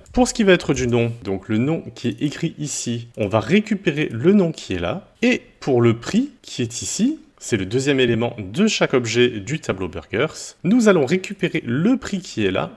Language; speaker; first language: French; native; French